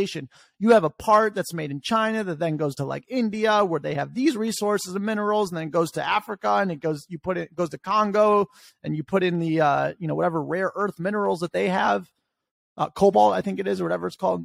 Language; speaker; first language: English; native; English